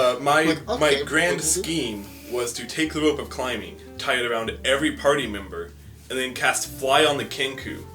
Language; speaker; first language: English; native; English